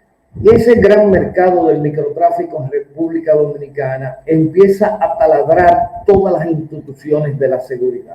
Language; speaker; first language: Spanish; native; Spanish